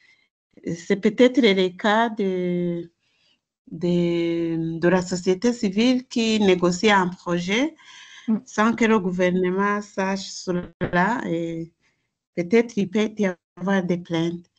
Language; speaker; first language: French; non-native, local second language; Rundi